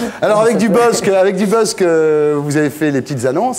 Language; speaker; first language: French; native; French